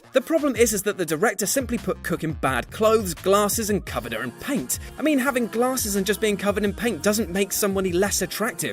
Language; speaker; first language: English; native; English